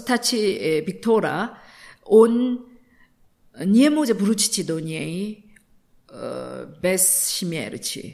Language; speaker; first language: Polish; non-native, learner; Korean